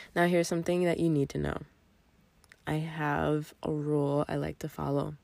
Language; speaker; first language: English; native; English